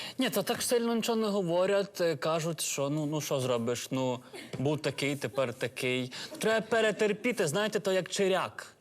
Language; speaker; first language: Ukrainian; early bilingual, heritage; Ukrainian